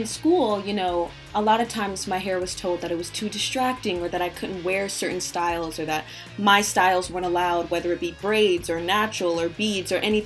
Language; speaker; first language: English; native; English